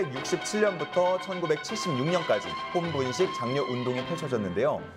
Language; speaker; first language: Korean; native; Korean